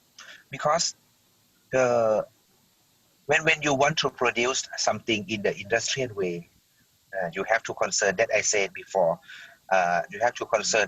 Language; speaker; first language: English; non-native, learner; Thai